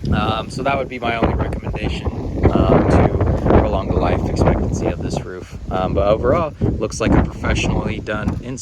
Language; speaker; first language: English; native; English